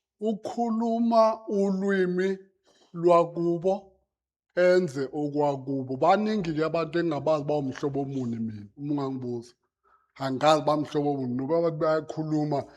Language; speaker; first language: Zulu; native; Zulu